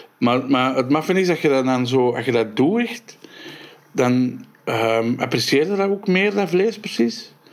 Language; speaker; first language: Dutch; native; Dutch